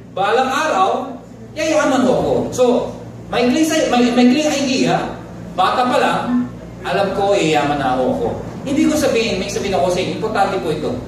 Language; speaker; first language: Filipino; non-native, local second language; Pangasinan